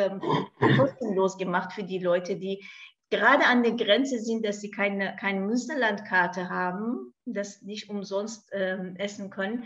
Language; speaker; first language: German; non-native, fluent; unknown